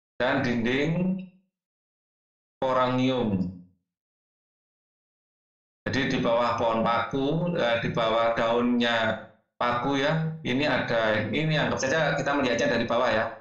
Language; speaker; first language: Indonesian; native; Indonesian